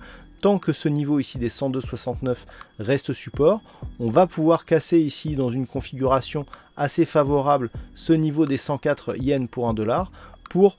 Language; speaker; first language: French; native; French